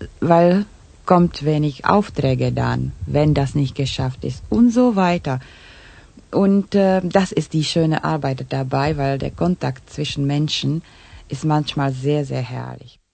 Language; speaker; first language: German; non-native, fluent; Czech